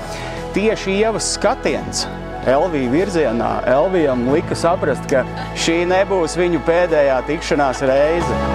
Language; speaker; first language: Latvian; native; Latvian